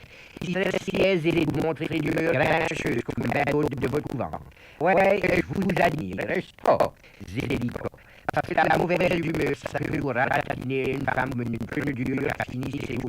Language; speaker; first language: French; native; French